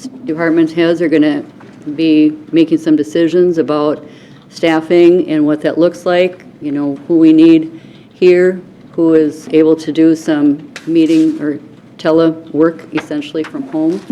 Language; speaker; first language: English; native; English